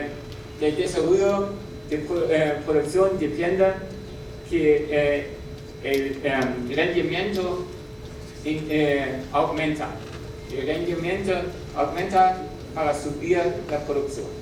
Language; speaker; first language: Spanish; non-native, learner; German